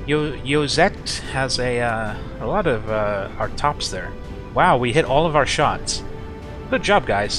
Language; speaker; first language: English; native; English